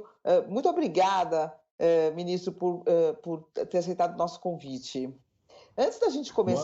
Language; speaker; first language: Portuguese; native; Portuguese